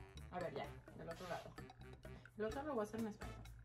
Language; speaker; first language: Spanish; early bilingual, heritage; Spanish